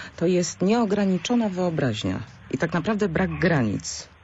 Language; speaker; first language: Polish; native; Polish